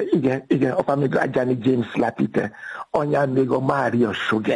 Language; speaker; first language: Hungarian; non-native, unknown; Yoruba